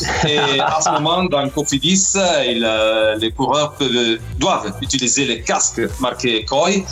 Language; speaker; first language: French; non-native, fluent; Italian